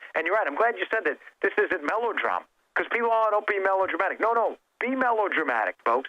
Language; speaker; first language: English; native; English